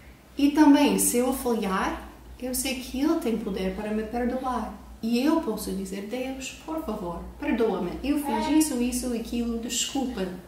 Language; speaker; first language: Portuguese; non-native, fluent; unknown